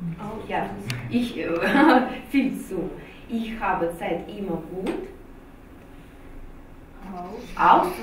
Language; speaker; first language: German; non-native, learner; Russian